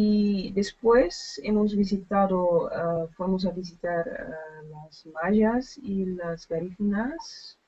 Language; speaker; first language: Spanish; non-native, learner; Dutch